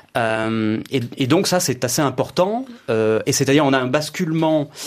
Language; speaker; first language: French; native; French